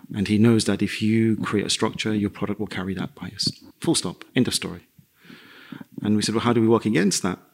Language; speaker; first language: English; native; English